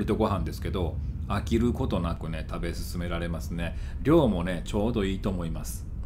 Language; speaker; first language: Japanese; native; Japanese